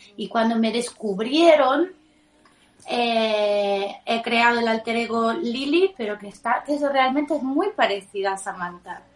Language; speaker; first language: Spanish; non-native, fluent; Italian